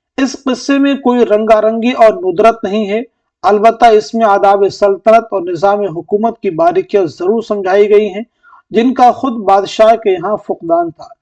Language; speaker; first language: Urdu; native; Urdu